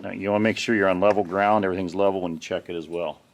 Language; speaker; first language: English; native; English